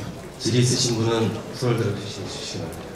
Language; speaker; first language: Korean; native; Korean